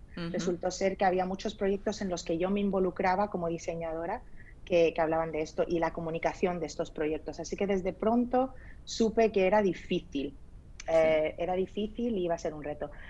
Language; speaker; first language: Spanish; early bilingual, other home language; Arabic